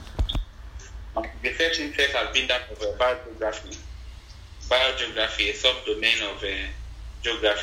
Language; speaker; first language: English; non-native, local second language; Ibibio